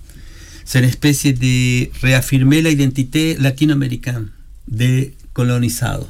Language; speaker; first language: French; non-native, learner; Spanish